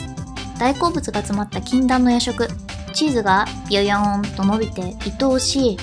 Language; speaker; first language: Japanese; native; Japanese